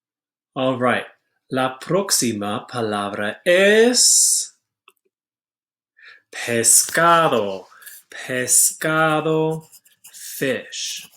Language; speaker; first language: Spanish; non-native, fluent; English